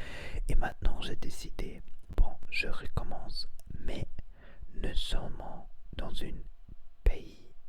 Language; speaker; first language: French; non-native, learner; Spanish